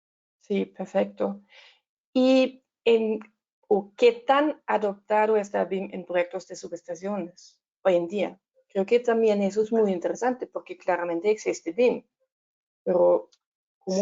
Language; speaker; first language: Spanish; non-native, learner; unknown